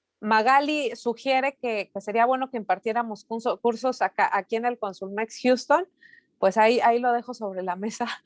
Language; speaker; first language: Spanish; native; Spanish